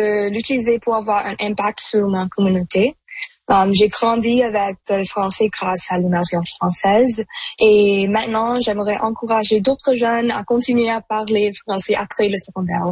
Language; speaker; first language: French; non-native, local second language; Punjabi